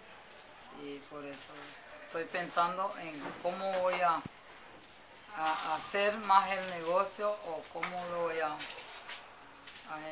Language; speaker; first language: Spanish; non-native, local second language; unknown